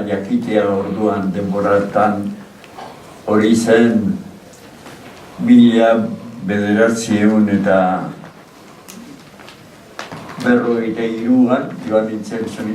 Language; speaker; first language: Basque; native; Basque